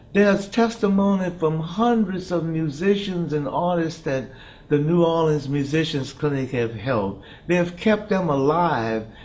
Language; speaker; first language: English; native; English